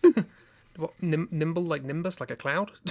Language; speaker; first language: English; native; English